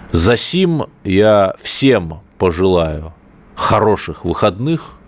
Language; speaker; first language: Russian; native; Russian